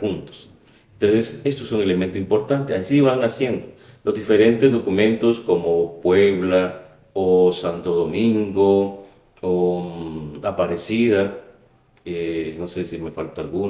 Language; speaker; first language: Spanish; native; Spanish